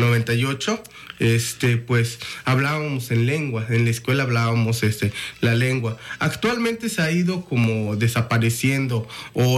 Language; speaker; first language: Spanish; non-native, local second language; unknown